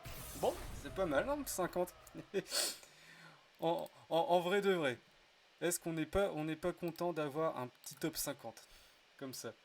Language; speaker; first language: French; native; French